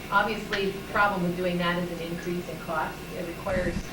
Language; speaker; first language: English; native; English